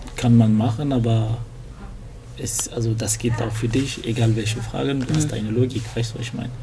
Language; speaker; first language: German; early bilingual, other home language; French